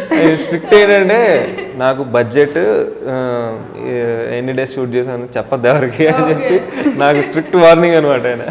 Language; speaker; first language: Telugu; native; Telugu